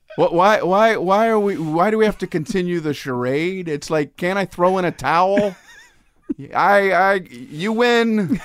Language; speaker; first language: English; native; English